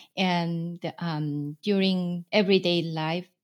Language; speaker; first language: English; non-native, fluent; Korean